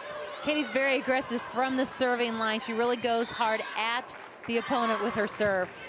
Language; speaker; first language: English; native; English